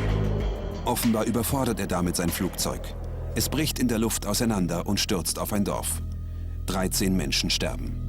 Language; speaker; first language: German; native; German